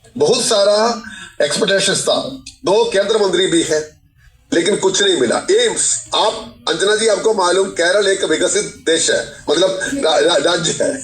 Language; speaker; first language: Hindi; non-native, local second language; Malayalam